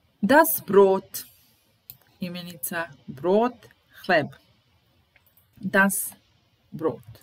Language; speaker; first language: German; non-native, fluent; Serbian